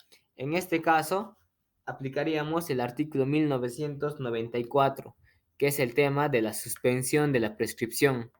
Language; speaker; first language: Spanish; native; Spanish